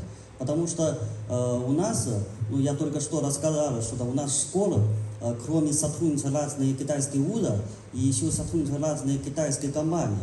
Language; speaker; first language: Russian; non-native, learner; Chinese